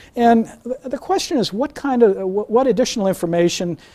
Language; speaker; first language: English; native; English